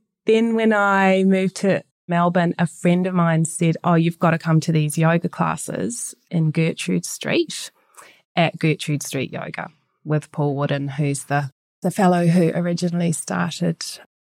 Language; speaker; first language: English; native; English